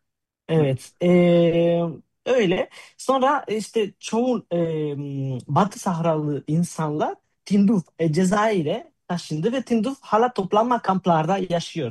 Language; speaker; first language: Turkish; non-native, fluent; Spanish